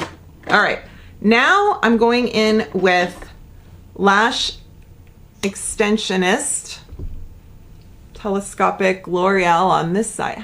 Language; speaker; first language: English; native; English